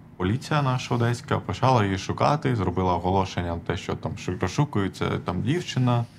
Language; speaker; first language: Ukrainian; non-native, local second language; Armenian